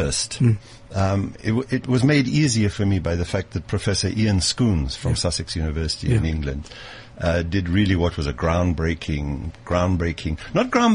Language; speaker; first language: English; native; English